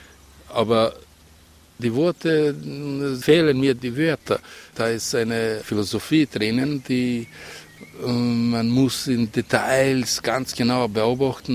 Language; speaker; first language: German; non-native, fluent; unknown